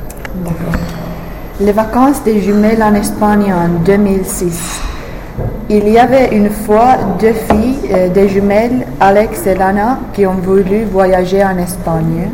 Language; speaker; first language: French; non-native, learner; English